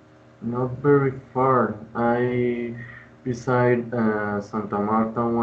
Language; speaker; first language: English; non-native, learner; Spanish